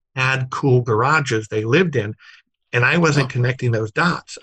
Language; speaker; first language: English; native; English